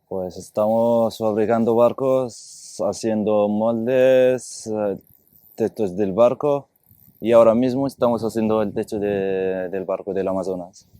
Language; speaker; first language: Spanish; non-native, fluent; Arabic